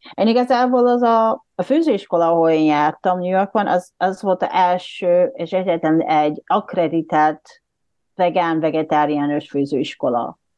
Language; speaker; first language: Hungarian; non-native, fluent; Japanese